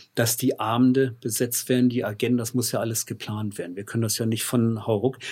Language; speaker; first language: German; native; German